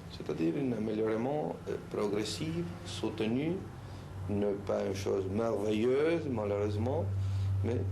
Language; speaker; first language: French; non-native, fluent; Spanish